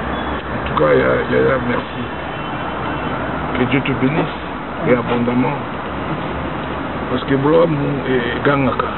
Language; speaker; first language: French; non-native, local second language; Lingala